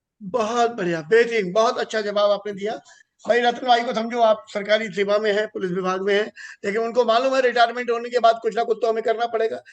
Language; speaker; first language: Hindi; native; Hindi